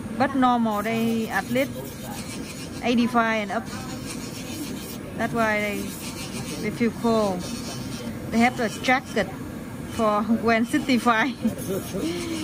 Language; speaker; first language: English; non-native, learner; Vietnamese